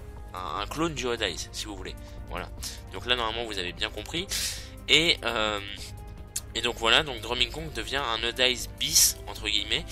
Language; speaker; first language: French; native; French